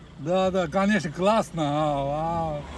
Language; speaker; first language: Russian; non-native, learner; Turkish